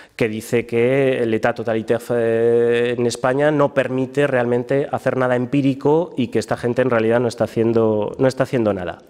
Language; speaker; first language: Spanish; native; Spanish